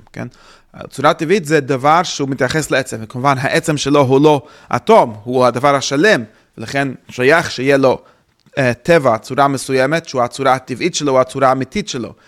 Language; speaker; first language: Hebrew; non-native, fluent; English